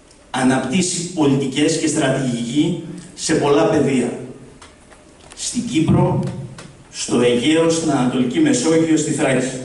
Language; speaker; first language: Greek; native; Greek